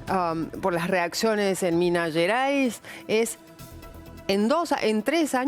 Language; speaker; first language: Spanish; native; Spanish